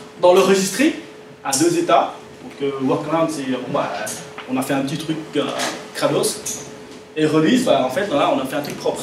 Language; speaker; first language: French; native; French